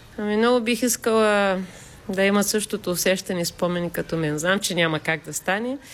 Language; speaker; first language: Bulgarian; native; Bulgarian